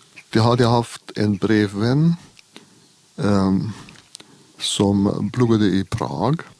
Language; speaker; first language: Swedish; non-native, fluent; German